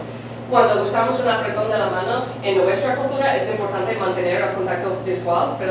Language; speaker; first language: Spanish; non-native, fluent; English